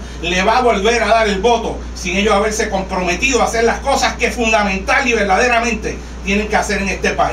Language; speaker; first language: Spanish; native; Spanish